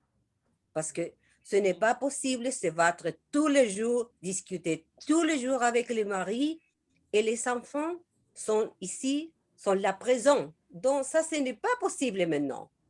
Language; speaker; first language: French; non-native, learner; Spanish